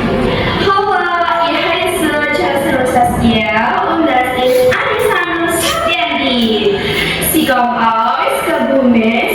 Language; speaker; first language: German; non-native, learner; Indonesian